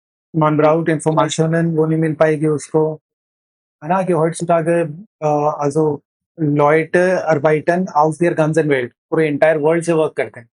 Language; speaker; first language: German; non-native, fluent; Hindi